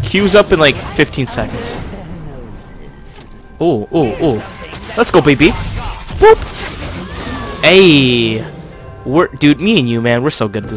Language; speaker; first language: English; native; English